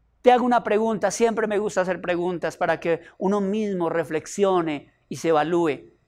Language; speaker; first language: Spanish; native; Spanish